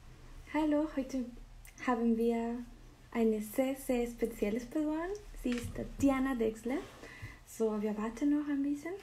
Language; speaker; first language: German; non-native, learner; Spanish